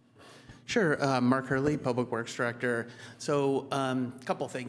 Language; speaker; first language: English; native; English